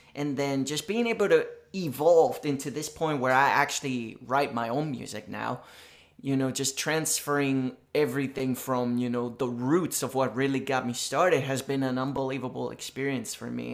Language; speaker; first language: English; non-native, fluent; Spanish